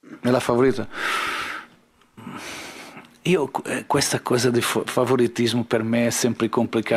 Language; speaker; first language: Italian; non-native, learner; Portuguese